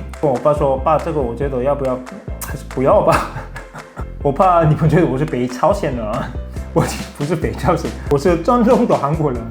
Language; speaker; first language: Chinese; non-native, fluent; Korean